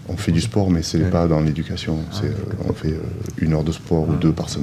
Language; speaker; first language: French; native; French